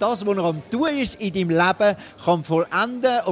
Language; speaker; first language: German; native; German